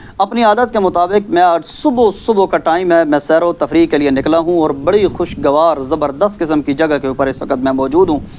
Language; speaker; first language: Urdu; non-native, local second language; Punjabi